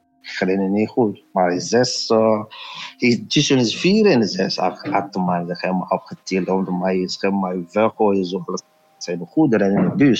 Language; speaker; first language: Dutch; non-native, fluent; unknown